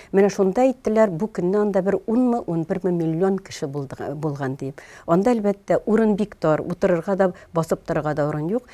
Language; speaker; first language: Tatar; native; Tatar